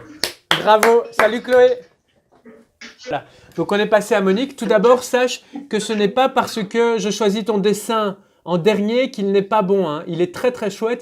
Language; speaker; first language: French; native; French